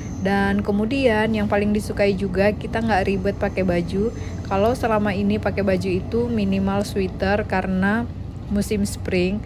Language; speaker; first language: Indonesian; native; Indonesian